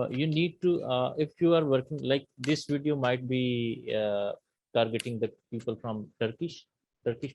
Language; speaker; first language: English; non-native, local second language; Urdu